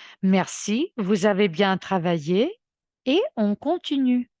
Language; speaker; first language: French; non-native, fluent; Ukrainian